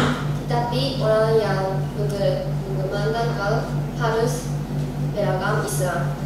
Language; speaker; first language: Indonesian; non-native, learner; Japanese